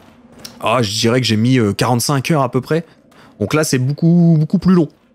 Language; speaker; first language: French; native; French